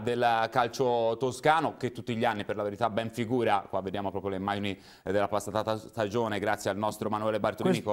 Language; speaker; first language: Italian; native; Italian